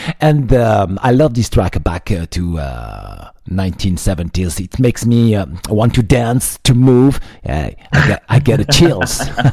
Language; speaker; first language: English; non-native, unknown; French